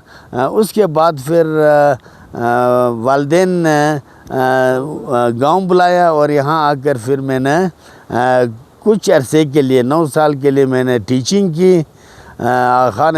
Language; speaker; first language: Urdu; non-native, local second language; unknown